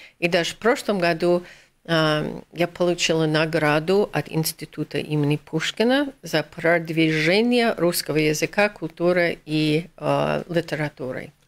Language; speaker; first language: Russian; non-native, fluent; English